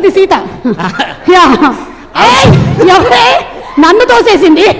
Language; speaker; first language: Telugu; native; Telugu